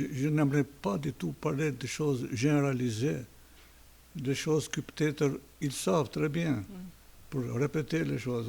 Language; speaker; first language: French; non-native, fluent; Albanian